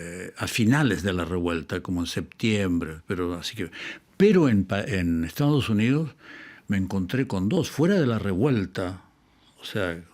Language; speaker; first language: Spanish; native; Spanish